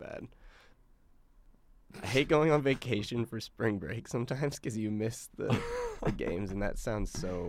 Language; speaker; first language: English; native; English